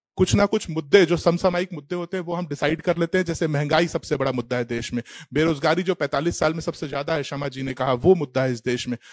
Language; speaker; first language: Hindi; native; Hindi